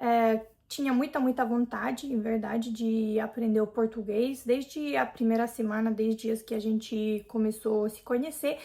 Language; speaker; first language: Portuguese; non-native, fluent; Hungarian